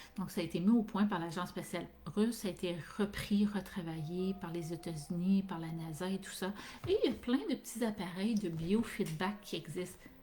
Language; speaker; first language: French; native; French